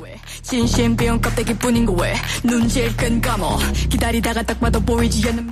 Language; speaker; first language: Spanish; non-native, fluent; French